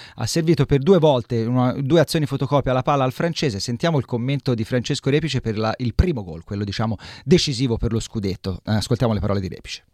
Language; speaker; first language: Italian; native; Italian